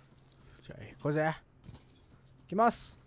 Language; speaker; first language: Japanese; non-native, learner; English